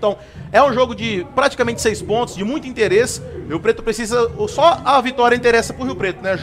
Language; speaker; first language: Portuguese; native; Portuguese